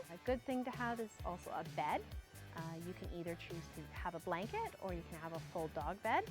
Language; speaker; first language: English; native; English